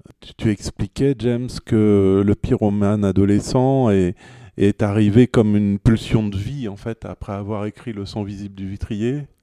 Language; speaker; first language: French; native; French